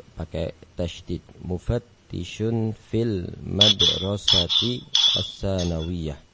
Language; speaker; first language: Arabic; non-native, fluent; Indonesian